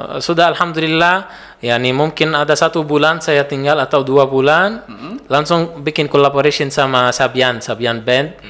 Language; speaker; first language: Indonesian; non-native, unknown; Arabic